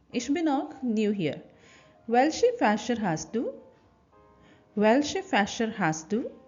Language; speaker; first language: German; non-native, fluent; Hindi